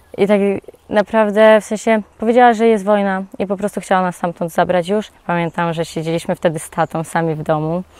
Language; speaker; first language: Polish; early bilingual, other home language; Ukrainian